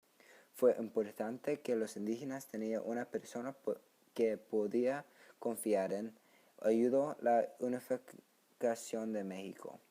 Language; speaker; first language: Spanish; non-native, learner; English